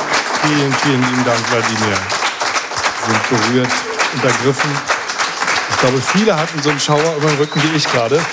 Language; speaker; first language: German; native; German